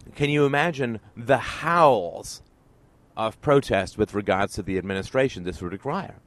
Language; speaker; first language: English; native; English